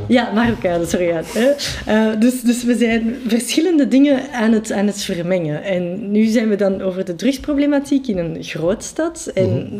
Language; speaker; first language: Dutch; non-native, fluent; French